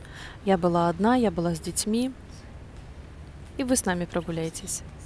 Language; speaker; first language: Russian; native; Russian